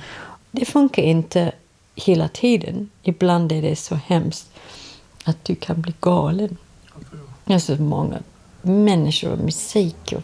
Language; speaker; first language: Swedish; non-native, fluent; English